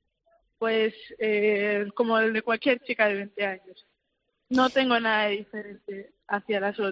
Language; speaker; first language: Spanish; early bilingual, other home language; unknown